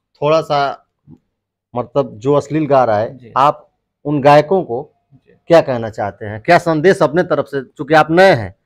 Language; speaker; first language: Hindi; non-native, local second language; Bhojpuri